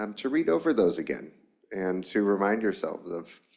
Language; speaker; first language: English; native; English